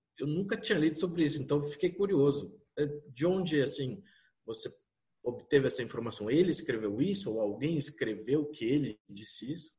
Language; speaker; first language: Portuguese; native; Portuguese